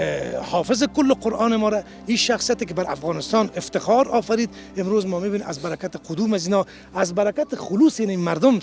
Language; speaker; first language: Persian; native; Persian